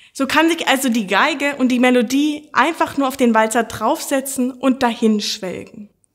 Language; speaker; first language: German; native; German